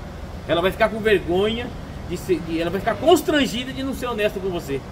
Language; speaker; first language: Portuguese; native; Portuguese